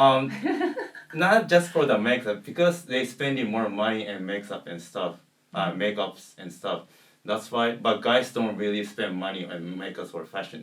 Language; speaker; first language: English; non-native, learner; Japanese